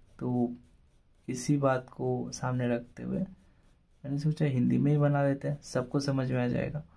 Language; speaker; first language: Hindi; non-native, local second language; Bangla